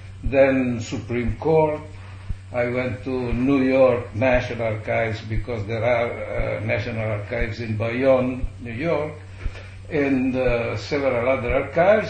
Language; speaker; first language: English; non-native, fluent; Italian